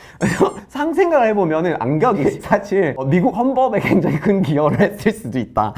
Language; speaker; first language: Korean; non-native, fluent; English